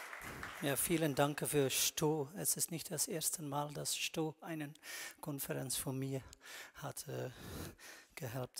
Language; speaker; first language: German; non-native, learner; Dutch